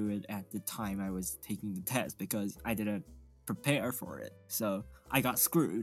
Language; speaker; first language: English; non-native, fluent; Chinese